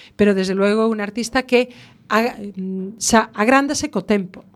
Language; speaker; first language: Spanish; non-native, local second language; Galician